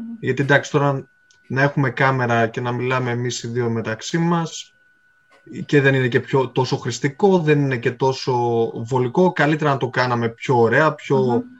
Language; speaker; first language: Greek; native; Greek